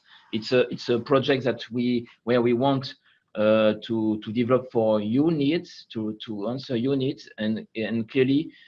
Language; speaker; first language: English; non-native, fluent; French